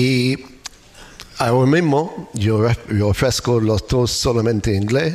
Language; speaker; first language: Spanish; non-native, learner; English